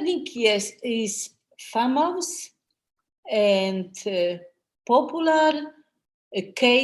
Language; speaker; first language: English; non-native, learner; Polish